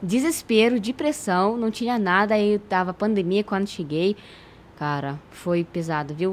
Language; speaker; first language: Portuguese; non-native, fluent; Russian